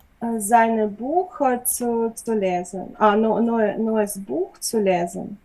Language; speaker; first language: German; non-native, learner; Ukrainian